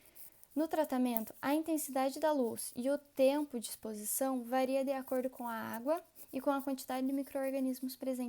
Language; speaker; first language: Portuguese; native; Portuguese